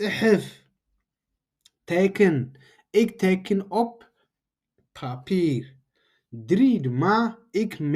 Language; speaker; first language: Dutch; non-native, learner; Tigrinya